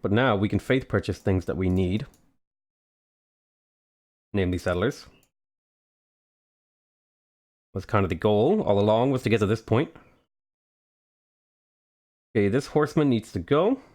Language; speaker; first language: English; native; English